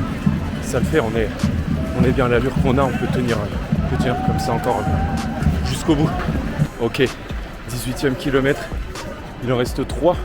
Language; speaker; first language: French; native; French